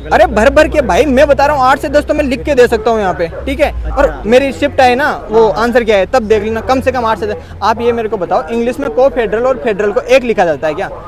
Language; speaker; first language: Hindi; native; Hindi